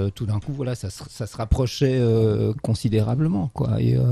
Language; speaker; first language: French; native; French